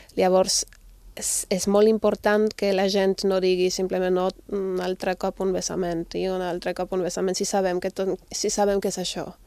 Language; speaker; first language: Catalan; non-native, fluent; German